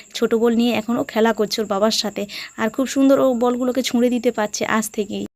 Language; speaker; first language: Bangla; non-native, local second language; Santali